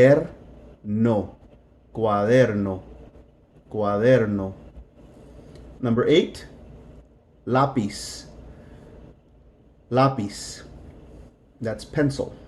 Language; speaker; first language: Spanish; non-native, fluent; English